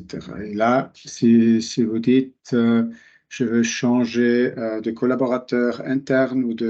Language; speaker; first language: French; non-native, local second language; German